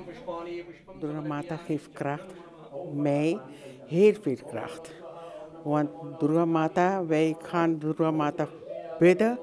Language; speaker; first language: Dutch; non-native, learner; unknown